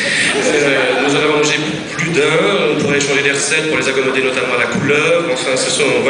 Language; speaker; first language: French; native; French